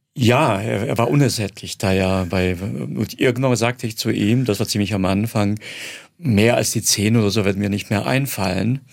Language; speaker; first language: German; non-native, fluent; Croatian